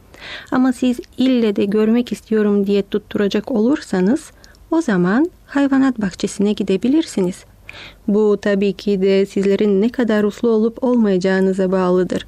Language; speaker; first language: Turkish; native; Turkish